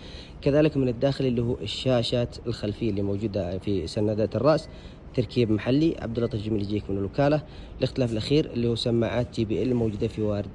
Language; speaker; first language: Arabic; native; Arabic